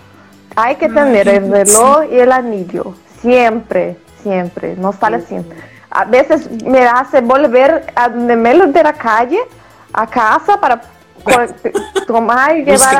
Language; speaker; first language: Spanish; non-native, fluent; Portuguese